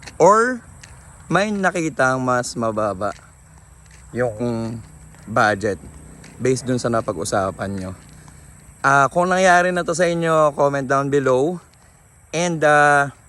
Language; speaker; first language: Filipino; native; Filipino